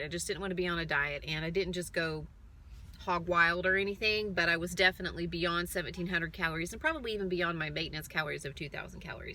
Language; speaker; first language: English; native; English